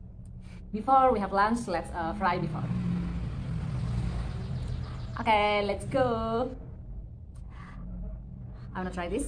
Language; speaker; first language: English; non-native, learner; Indonesian